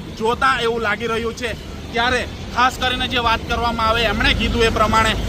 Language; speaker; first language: Gujarati; native; Gujarati